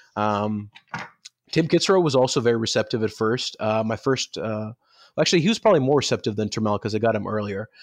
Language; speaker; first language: English; native; English